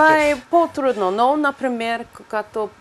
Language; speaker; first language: Bulgarian; non-native, learner; English